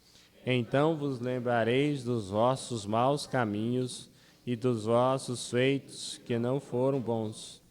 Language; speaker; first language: Portuguese; native; Portuguese